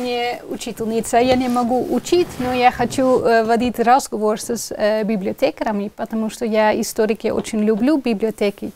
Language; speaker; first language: Russian; non-native, fluent; Dutch